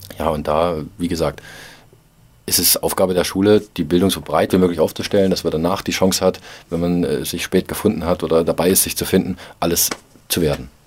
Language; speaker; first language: German; native; German